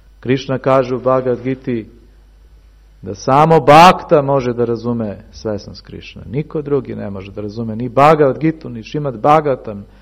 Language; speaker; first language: Serbian; early bilingual, heritage; Serbian